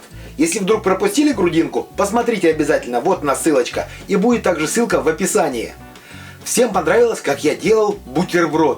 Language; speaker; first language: Russian; native; Russian